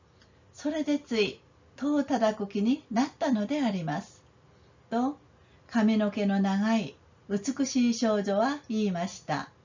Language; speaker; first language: Japanese; non-native, fluent; Korean